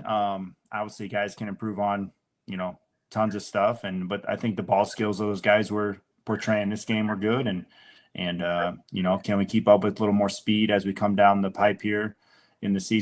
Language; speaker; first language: English; native; English